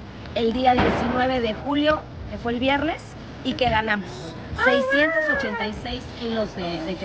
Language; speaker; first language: Spanish; native; Spanish